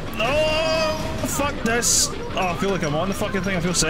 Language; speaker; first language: English; native; English